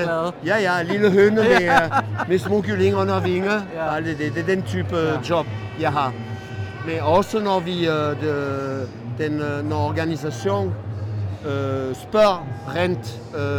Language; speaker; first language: Danish; non-native, fluent; French